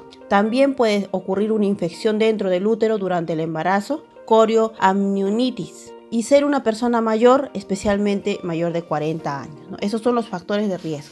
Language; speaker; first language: Spanish; native; Spanish